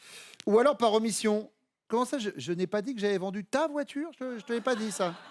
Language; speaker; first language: French; native; French